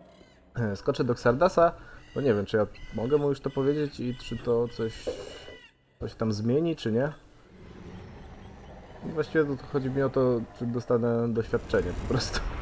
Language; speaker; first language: Polish; native; Polish